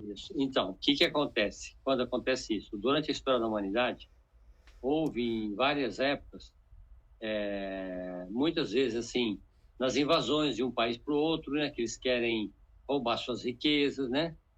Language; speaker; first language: Portuguese; native; Portuguese